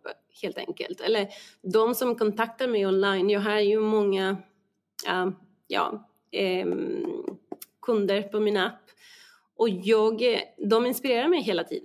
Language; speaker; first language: Swedish; non-native, fluent; Spanish